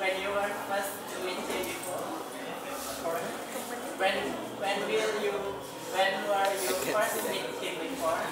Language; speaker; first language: English; non-native, learner; Indonesian